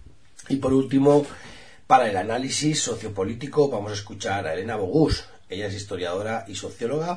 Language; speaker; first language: Spanish; native; Spanish